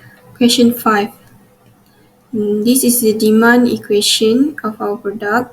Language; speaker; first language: English; non-native, local second language; Malay